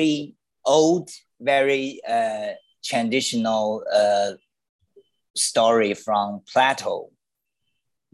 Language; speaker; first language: English; non-native, learner; Chinese